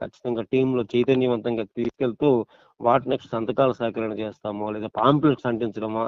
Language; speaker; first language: Telugu; non-native, local second language; Odia